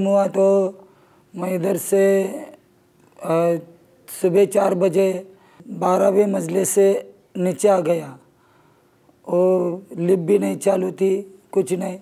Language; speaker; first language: Hindi; non-native, local second language; Marathi